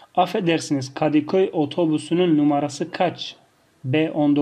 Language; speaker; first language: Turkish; non-native, fluent; Tajik